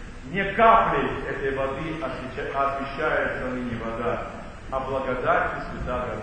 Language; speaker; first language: Russian; native; Russian